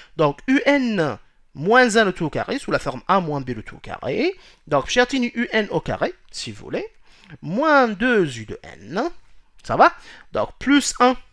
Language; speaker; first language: French; non-native, local second language; Arabic